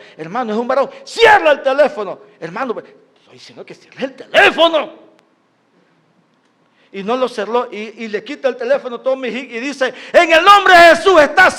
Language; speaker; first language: Spanish; native; Spanish